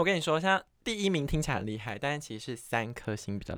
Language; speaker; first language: Chinese; native; Chinese